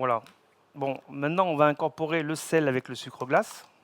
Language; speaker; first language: French; native; French